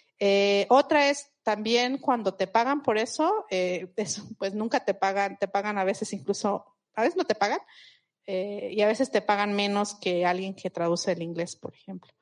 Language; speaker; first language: Spanish; non-native, local second language; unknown